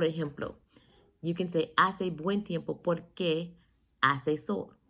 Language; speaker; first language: Spanish; non-native, fluent; English